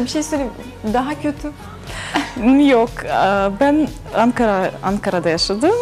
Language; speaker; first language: Turkish; non-native, learner; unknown